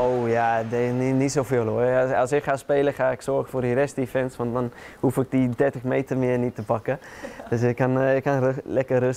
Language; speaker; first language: Dutch; non-native, fluent; English